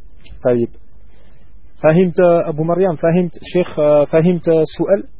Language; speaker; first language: Arabic; non-native, learner; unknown